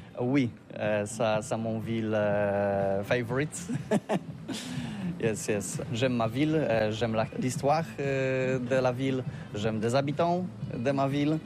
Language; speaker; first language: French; non-native, learner; Polish